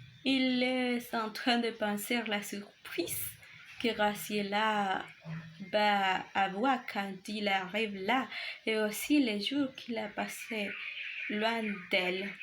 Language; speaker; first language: French; non-native, learner; Spanish